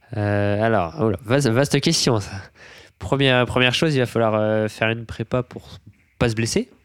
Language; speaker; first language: French; native; French